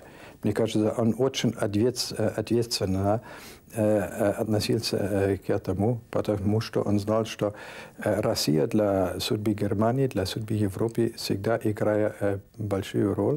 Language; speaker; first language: Russian; non-native, fluent; German